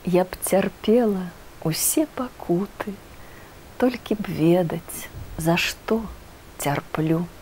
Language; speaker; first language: Belarusian; non-native, local second language; Russian